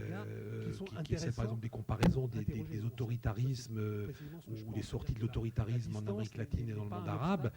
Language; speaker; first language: French; native; French